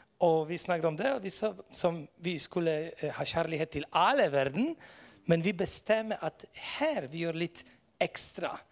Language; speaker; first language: Norwegian; non-native, learner; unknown